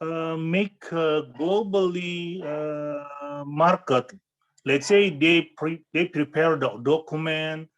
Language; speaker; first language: English; non-native, fluent; Indonesian